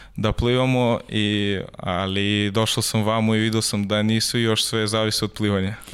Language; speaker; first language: Serbian; non-native, learner; Russian